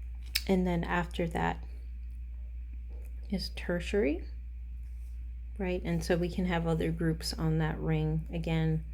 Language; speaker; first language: English; native; English